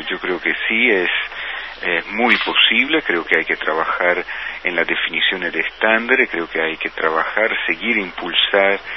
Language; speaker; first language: Spanish; non-native, fluent; Italian